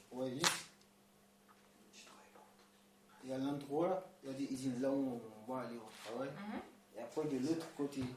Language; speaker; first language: French; non-native, learner; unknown